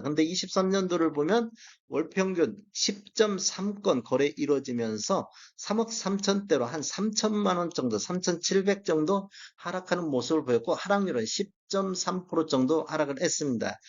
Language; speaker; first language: Korean; native; Korean